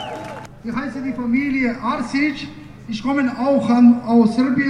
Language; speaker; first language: German; non-native, learner; Serbian